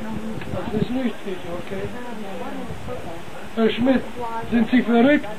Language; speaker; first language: German; non-native, learner; English